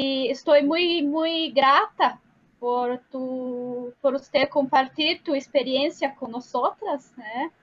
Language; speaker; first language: Spanish; non-native, learner; Portuguese